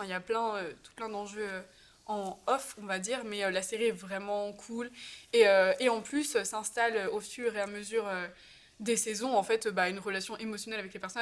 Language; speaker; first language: French; native; French